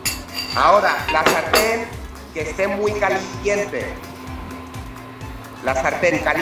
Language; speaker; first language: Spanish; non-native, fluent; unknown